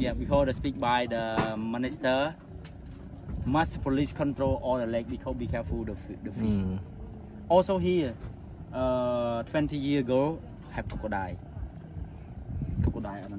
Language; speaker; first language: English; non-native, learner; Khmer